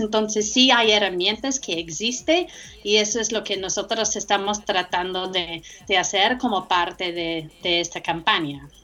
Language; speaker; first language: Spanish; non-native, fluent; English